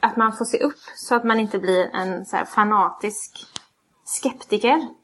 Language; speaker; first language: Swedish; native; Swedish